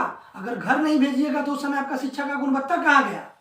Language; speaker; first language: Hindi; native; Hindi